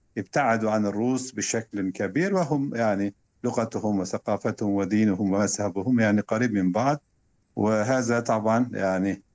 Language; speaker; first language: Arabic; non-native, fluent; Turkish